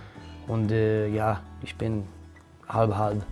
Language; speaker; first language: German; non-native, learner; Portuguese